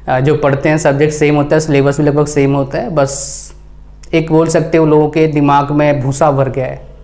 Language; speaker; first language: Hindi; non-native, local second language; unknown